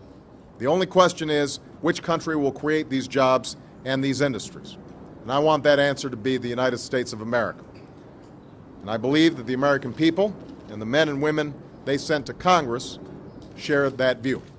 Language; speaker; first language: English; native; English